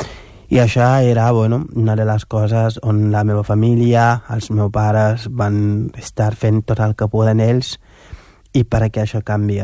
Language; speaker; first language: Catalan; non-native, fluent; Wolof